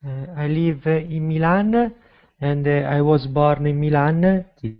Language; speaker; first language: English; non-native, learner; Italian